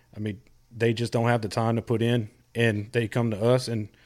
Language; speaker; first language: English; native; English